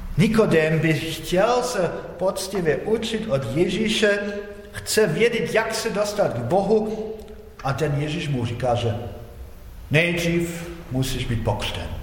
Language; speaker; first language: Czech; non-native, fluent; Polish